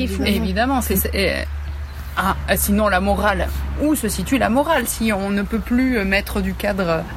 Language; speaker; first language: French; native; French